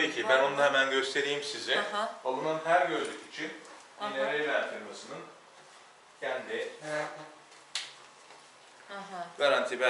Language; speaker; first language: Turkish; native; Turkish